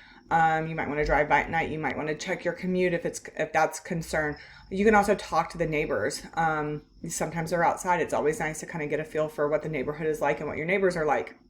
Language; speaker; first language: English; native; English